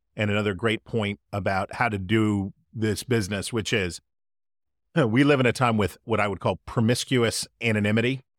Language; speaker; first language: English; native; English